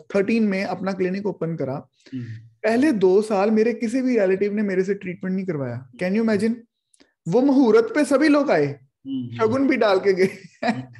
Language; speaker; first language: Hindi; native; Hindi